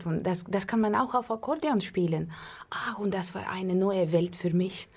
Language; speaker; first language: German; non-native, learner; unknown